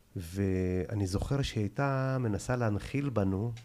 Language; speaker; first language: Hebrew; early bilingual, other home language; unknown